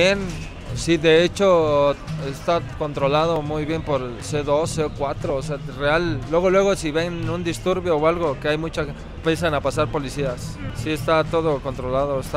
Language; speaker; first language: Spanish; native; Spanish